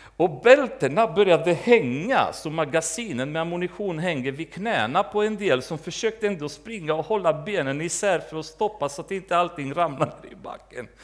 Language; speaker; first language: Swedish; native; Swedish